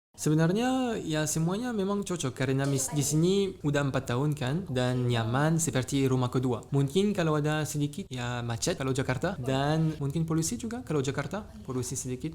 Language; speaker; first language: Malay; non-native, fluent; French